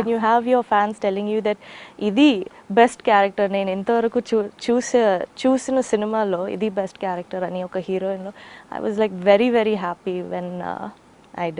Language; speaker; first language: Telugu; non-native, learner; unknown